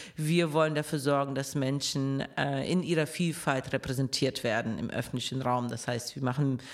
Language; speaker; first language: German; non-native, fluent; Russian